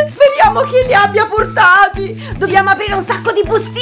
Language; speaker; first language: Italian; native; Italian